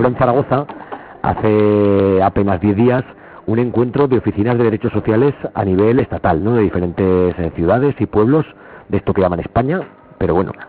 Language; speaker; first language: Spanish; native; Spanish